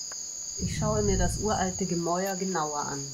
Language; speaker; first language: German; native; German